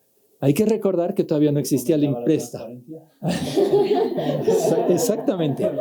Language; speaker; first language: Spanish; native; Spanish